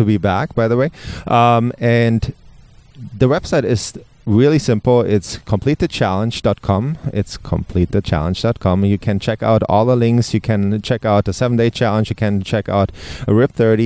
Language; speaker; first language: English; non-native, fluent; German